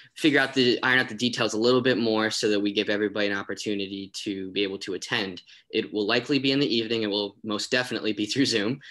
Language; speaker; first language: English; native; English